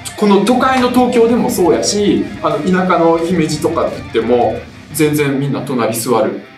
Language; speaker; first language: Japanese; early bilingual, other home language; Russian